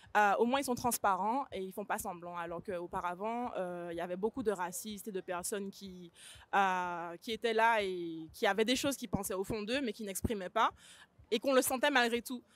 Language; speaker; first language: French; native; French